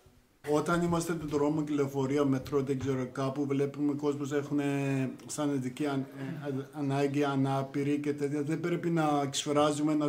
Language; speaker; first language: Greek; non-native, learner; Persian